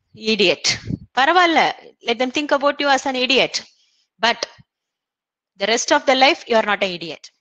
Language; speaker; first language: English; non-native, local second language; Tamil